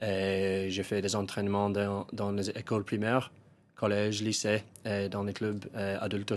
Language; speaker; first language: French; non-native, fluent; English